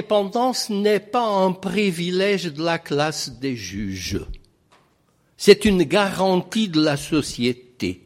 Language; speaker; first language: French; non-native, fluent; Portuguese